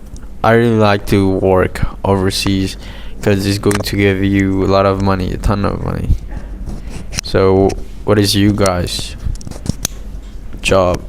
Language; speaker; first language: English; non-native, fluent; Indonesian